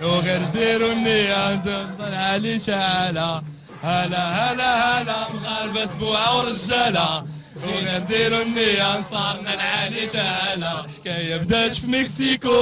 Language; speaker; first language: Arabic; native; Arabic